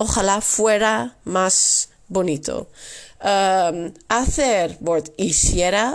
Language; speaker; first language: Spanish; non-native, fluent; Dutch